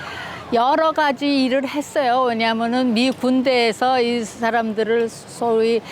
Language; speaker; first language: Korean; native; Korean